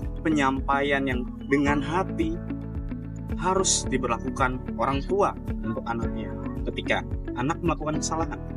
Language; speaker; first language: Indonesian; native; Indonesian